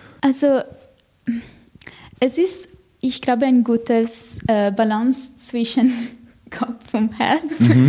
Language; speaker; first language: German; non-native, fluent; Italian